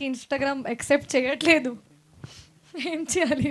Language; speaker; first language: Telugu; non-native, local second language; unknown